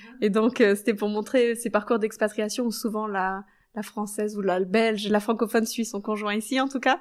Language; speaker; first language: French; native; French